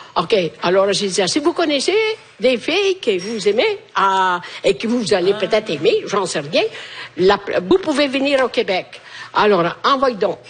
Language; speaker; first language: French; non-native, fluent; Italian